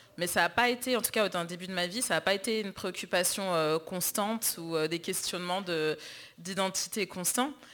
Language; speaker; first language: French; native; French